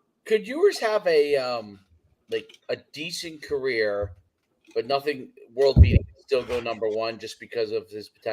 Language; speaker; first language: English; native; English